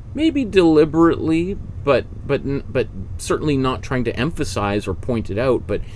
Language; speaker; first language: English; native; English